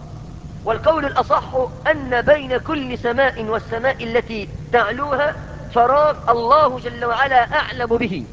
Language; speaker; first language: Arabic; native; Arabic